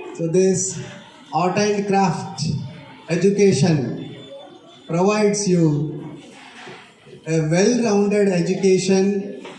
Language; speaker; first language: English; non-native, local second language; Telugu